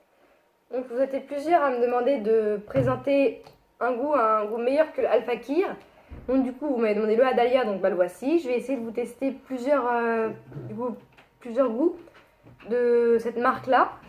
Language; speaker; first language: French; native; French